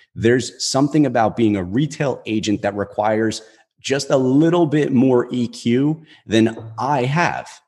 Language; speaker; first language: English; native; English